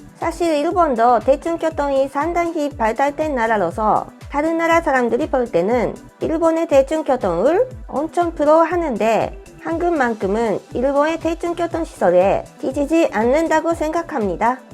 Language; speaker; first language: Korean; non-native, fluent; Japanese